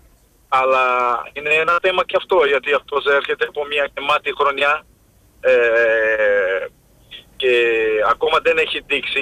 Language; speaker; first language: Greek; non-native, fluent; Portuguese